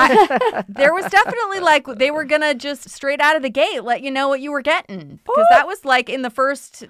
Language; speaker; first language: English; native; English